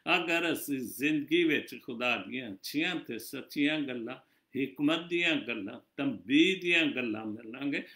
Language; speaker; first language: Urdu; non-native, local second language; Punjabi